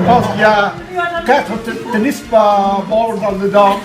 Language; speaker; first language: French; non-native, fluent; Vietnamese